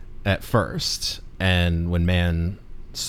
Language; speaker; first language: English; native; English